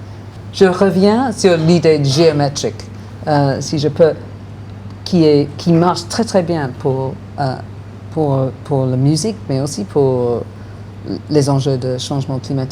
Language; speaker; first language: French; non-native, fluent; English